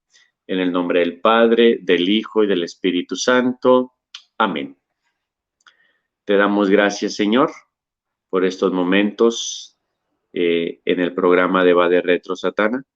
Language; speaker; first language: Spanish; native; Spanish